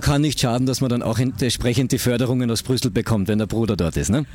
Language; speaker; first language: German; native; German